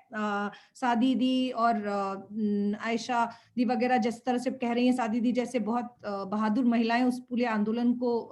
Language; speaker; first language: Hindi; non-native, local second language; Bangla